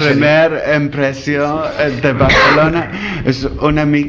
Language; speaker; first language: Catalan; non-native, learner; English